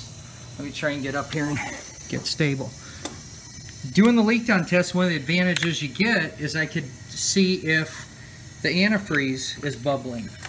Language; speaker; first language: English; native; English